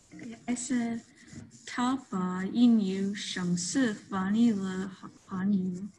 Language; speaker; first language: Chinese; non-native, learner; English